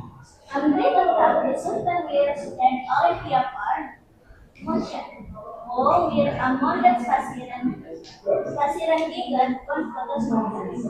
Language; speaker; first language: German; non-native, learner; Indonesian